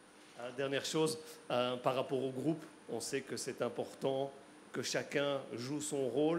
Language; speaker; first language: French; native; French